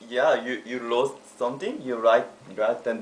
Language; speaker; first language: English; non-native, fluent; Korean